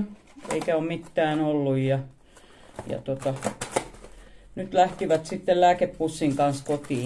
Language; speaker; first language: Finnish; native; Finnish